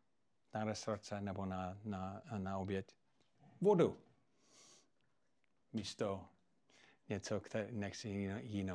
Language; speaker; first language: Czech; non-native, fluent; English